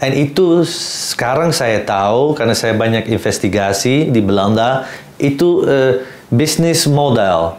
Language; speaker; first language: Indonesian; non-native, fluent; Dutch